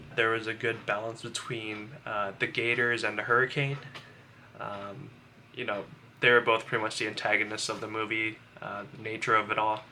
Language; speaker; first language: English; native; English